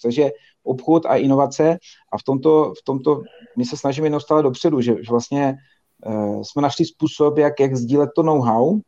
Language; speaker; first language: Czech; native; Czech